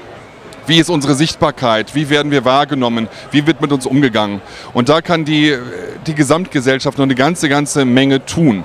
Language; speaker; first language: German; native; German